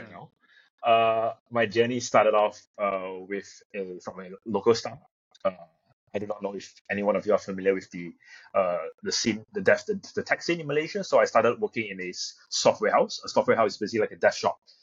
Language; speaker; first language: English; non-native, local second language; Chinese